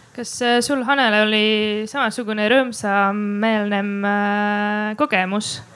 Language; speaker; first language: Estonian; non-native, local second language; Russian